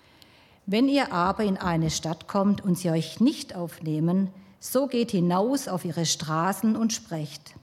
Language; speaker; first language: German; native; German